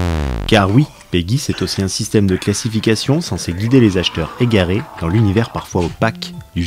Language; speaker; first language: French; native; French